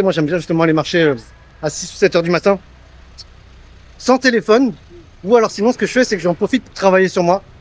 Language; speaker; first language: French; native; French